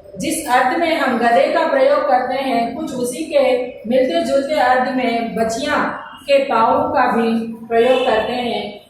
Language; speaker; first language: Hindi; non-native, local second language; Telugu